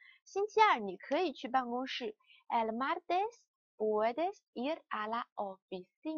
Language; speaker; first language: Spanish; non-native, fluent; Chinese